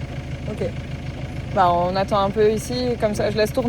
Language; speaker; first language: French; native; French